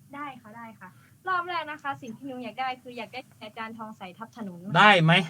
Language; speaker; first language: Thai; native; Thai